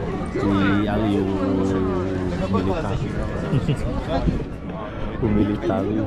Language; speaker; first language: Russian; non-native, learner; Portuguese